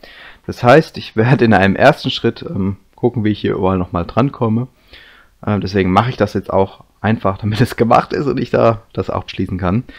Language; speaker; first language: German; native; German